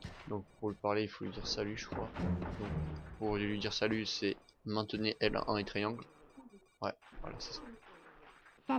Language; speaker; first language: French; native; French